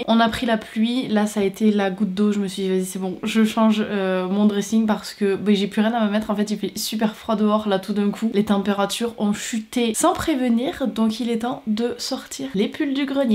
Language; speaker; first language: French; native; French